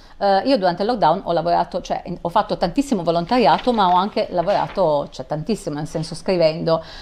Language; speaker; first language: Italian; native; Italian